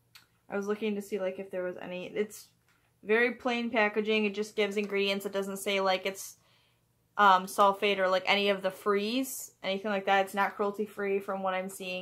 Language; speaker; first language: English; native; English